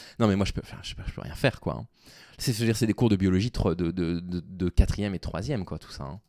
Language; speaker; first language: French; native; French